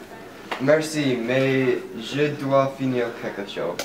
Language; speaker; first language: French; non-native, learner; English